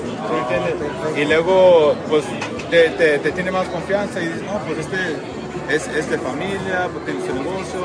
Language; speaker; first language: Spanish; early bilingual, heritage; Spanish